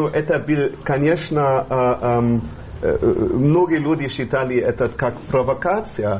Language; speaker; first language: Russian; non-native, fluent; German